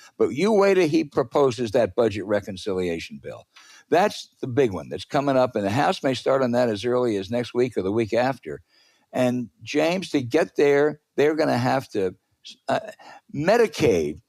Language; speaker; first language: English; native; English